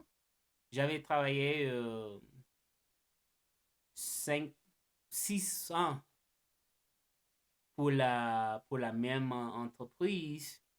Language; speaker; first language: French; non-native, learner; English